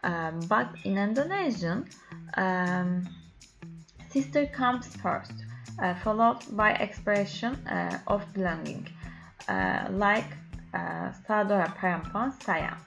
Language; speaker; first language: English; non-native, learner; Turkish